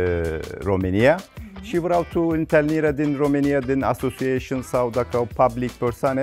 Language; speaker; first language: Romanian; non-native, learner; Turkish